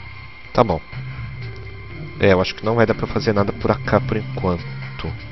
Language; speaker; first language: Portuguese; native; Portuguese